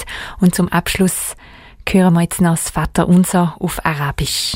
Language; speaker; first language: German; native; German